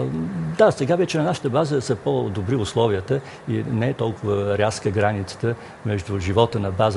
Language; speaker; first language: Bulgarian; native; Bulgarian